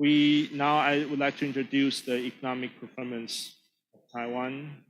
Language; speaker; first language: English; non-native, fluent; Chinese